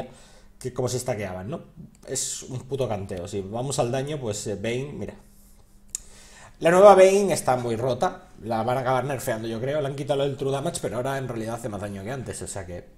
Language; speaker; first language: Spanish; native; Spanish